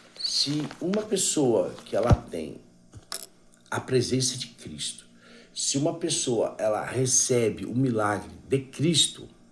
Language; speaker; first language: Portuguese; native; Portuguese